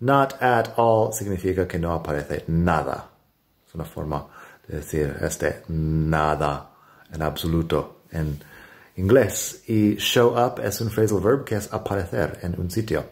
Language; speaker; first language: Spanish; non-native, fluent; English